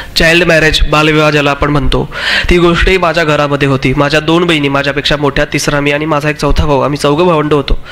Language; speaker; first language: Marathi; non-native, local second language; Urdu